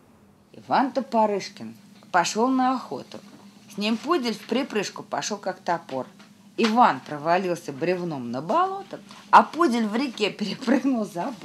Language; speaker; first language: Russian; native; Russian